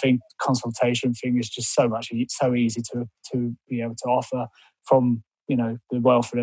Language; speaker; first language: English; native; English